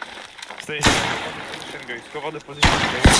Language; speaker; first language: English; non-native, learner; French